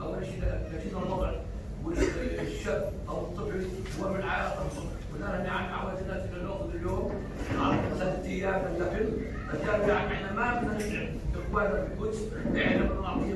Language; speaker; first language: Arabic; native; Arabic